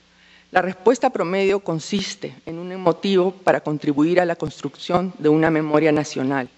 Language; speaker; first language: Spanish; native; Spanish